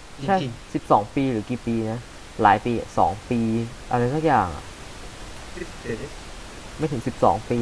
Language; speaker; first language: Thai; native; Thai